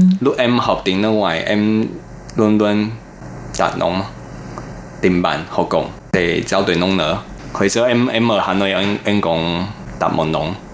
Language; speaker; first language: Vietnamese; non-native, learner; Chinese